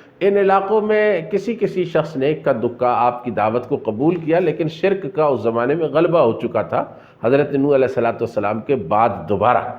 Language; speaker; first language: Urdu; native; Urdu